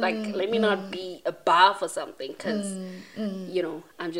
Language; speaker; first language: English; non-native, local second language; Tswana